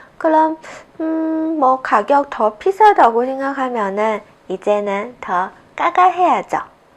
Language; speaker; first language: Korean; non-native, fluent; Chinese